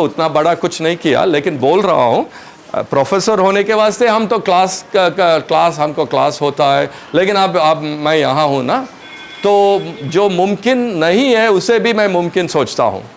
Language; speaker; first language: Hindi; non-native, local second language; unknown